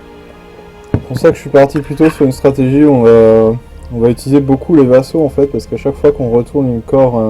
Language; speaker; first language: French; native; French